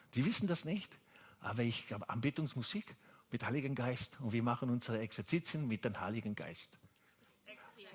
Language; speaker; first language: German; non-native, fluent; Italian